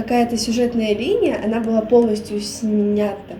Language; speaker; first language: Russian; native; Russian